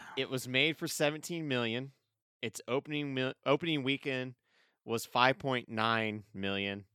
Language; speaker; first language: English; native; English